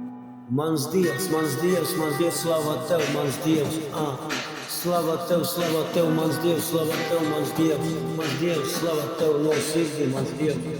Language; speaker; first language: Latvian; non-native, local second language; Russian